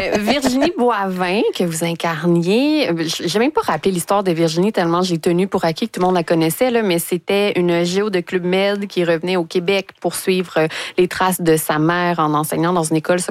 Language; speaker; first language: French; native; French